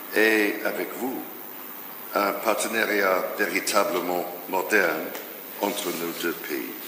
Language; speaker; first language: French; non-native, fluent; English